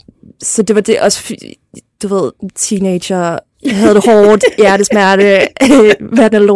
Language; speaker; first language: Danish; native; Danish